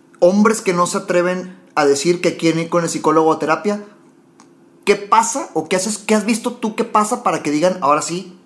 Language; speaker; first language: Spanish; native; Spanish